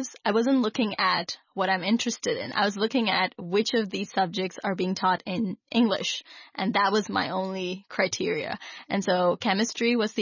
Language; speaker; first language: English; non-native, local second language; Urdu